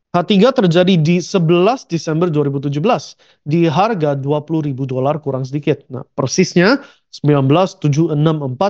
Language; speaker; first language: Indonesian; early bilingual, heritage; Indonesian